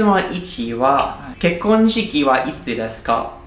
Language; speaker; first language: Japanese; non-native, learner; English